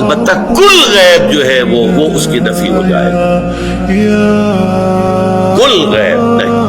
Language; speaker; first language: Urdu; native; Urdu